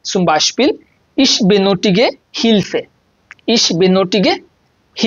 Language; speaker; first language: German; non-native, learner; Bangla